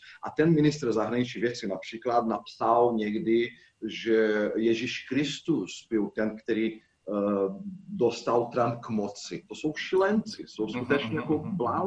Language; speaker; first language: Czech; non-native, fluent; Portuguese